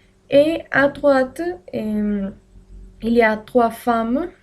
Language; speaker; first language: French; non-native, learner; Spanish